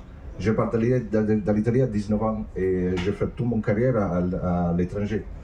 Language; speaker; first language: French; non-native, fluent; Italian